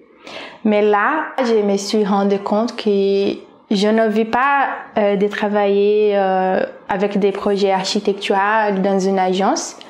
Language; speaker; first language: French; non-native, fluent; Portuguese